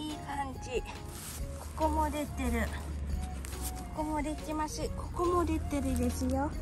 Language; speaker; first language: Japanese; non-native, learner; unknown